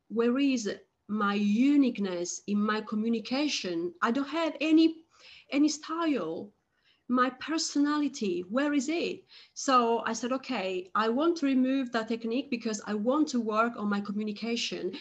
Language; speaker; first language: English; non-native, fluent; Italian